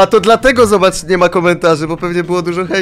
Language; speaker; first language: Polish; native; Polish